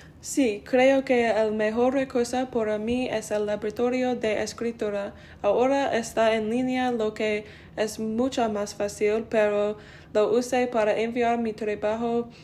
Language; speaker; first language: Spanish; non-native, learner; English